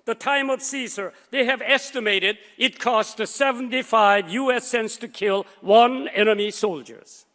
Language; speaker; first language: English; non-native, fluent; Korean